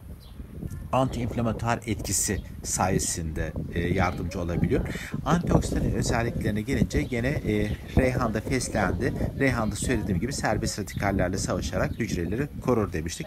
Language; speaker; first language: Turkish; native; Turkish